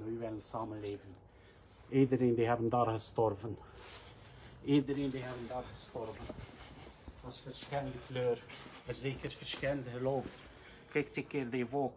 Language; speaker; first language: Dutch; non-native, learner; Arabic